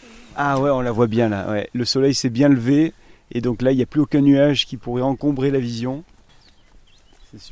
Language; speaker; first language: French; native; French